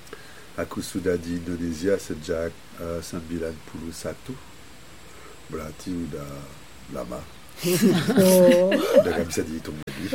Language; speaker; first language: Indonesian; non-native, fluent; French